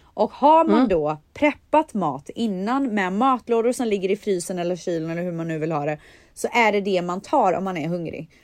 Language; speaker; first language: Swedish; native; Swedish